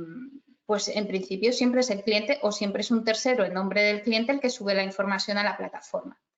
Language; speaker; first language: Spanish; native; Spanish